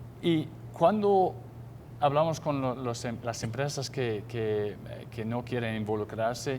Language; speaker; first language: Spanish; non-native, fluent; English